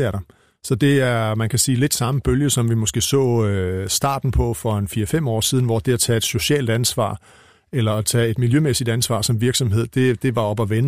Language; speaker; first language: Danish; native; Danish